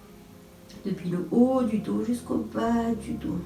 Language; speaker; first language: French; native; French